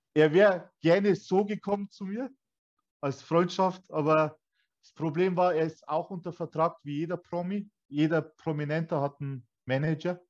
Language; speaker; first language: German; early bilingual, other home language; Turkish